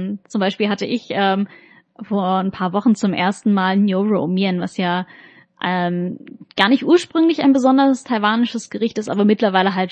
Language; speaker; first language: German; native; German